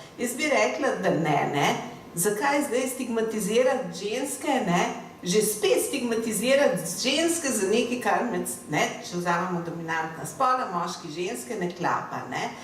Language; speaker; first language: Slovenian; native; Slovenian